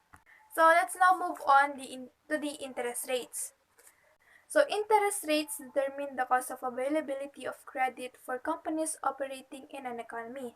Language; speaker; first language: English; non-native, local second language; Filipino